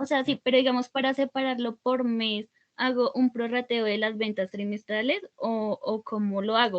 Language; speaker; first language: Spanish; native; Spanish